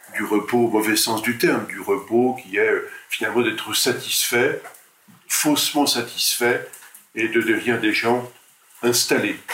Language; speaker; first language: French; native; French